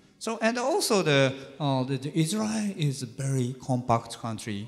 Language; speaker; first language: English; non-native, learner; Japanese